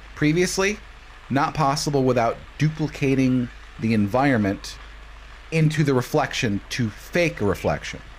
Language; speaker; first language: English; native; English